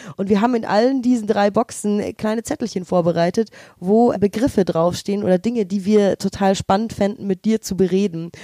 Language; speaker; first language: German; native; German